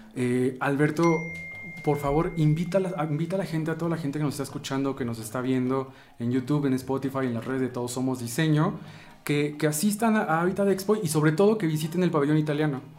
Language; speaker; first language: Spanish; native; Spanish